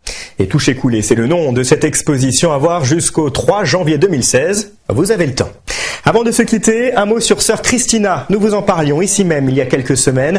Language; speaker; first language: French; native; French